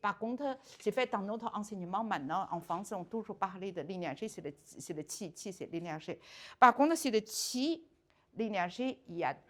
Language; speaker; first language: French; non-native, learner; Chinese